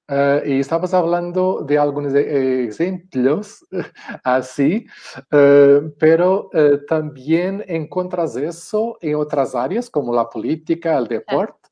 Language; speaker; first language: Spanish; non-native, fluent; Portuguese